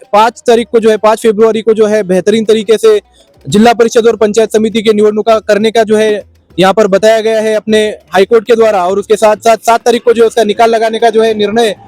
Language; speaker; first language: Hindi; non-native, local second language; Marathi